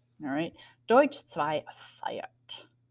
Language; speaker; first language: German; non-native, fluent; English